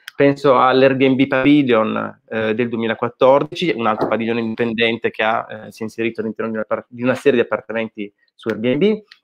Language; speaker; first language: Italian; native; Italian